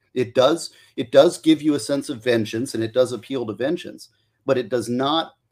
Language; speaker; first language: English; native; English